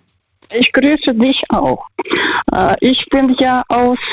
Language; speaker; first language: German; non-native, fluent; Russian